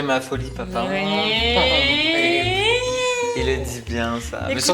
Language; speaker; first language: French; native; French